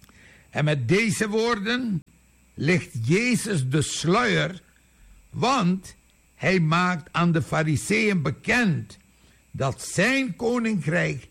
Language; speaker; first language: Dutch; native; Dutch